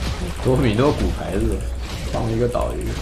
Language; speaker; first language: Chinese; native; Chinese